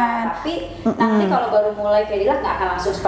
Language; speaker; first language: Indonesian; native; Indonesian